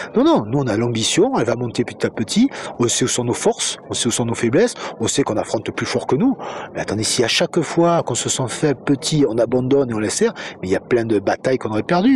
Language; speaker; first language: French; native; French